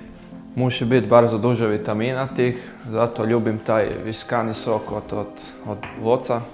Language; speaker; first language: Polish; non-native, learner; Croatian